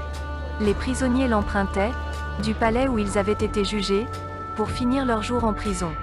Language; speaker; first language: French; native; French